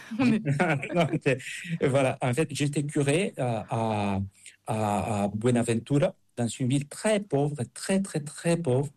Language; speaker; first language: French; non-native, fluent; Spanish